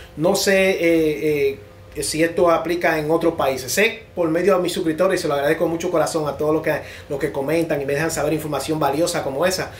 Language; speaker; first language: Spanish; native; Spanish